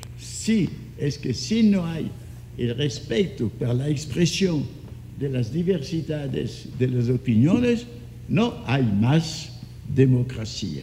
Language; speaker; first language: Spanish; non-native, fluent; French